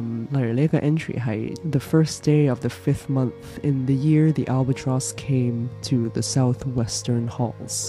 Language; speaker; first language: English; non-native, local second language; Cantonese